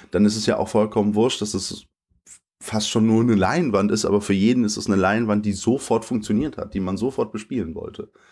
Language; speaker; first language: German; native; German